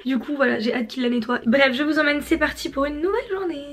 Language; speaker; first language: French; native; French